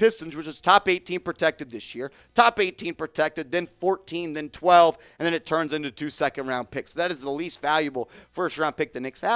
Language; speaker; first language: English; native; English